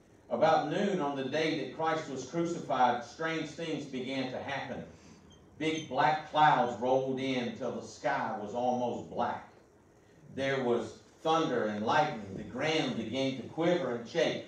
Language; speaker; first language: English; native; English